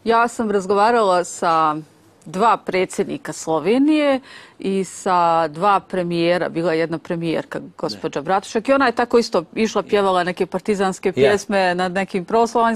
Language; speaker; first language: Serbian; native; Serbian